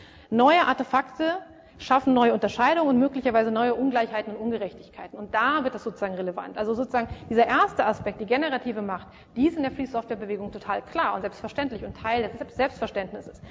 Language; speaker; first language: German; native; German